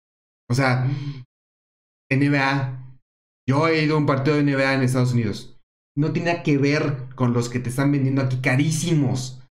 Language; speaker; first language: Spanish; native; Spanish